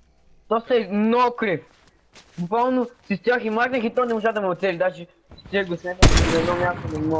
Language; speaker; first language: Bulgarian; native; Bulgarian